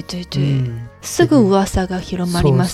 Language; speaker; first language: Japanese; non-native, fluent; Chinese